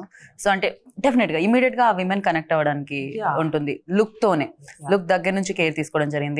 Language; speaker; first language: Telugu; native; Telugu